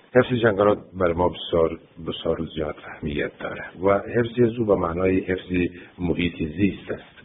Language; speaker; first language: Persian; native; Persian